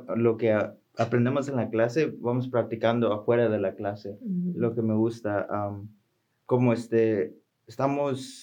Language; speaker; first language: Spanish; early bilingual, heritage; Spanish